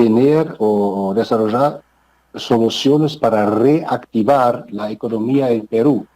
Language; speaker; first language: Spanish; non-native, fluent; German